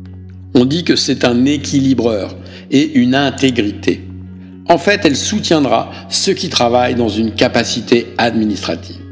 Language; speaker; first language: French; native; French